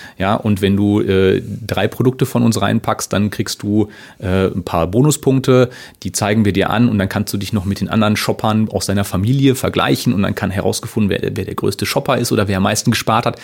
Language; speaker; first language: German; native; German